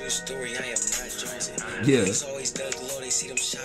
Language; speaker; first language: English; native; English